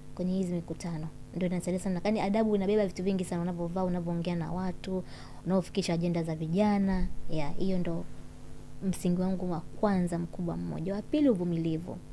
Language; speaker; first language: Swahili; native; Swahili